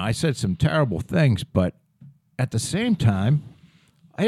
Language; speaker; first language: English; native; English